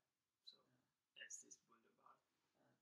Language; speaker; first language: German; non-native, learner; English